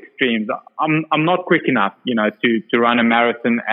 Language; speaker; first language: English; non-native, local second language; Afrikaans